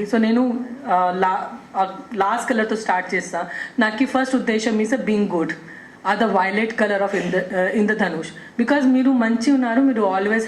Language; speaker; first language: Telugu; non-native, local second language; Hindi